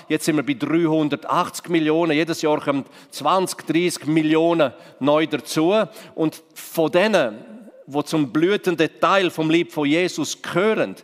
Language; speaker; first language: German; non-native, local second language; Romansh